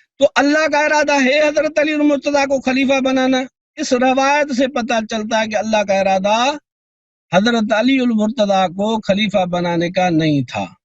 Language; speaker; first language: Urdu; non-native, local second language; Sindhi